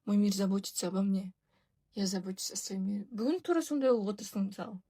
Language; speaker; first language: Russian; non-native, local second language; Kazakh